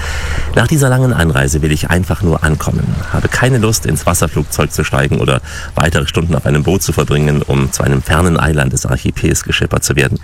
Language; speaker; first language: German; native; German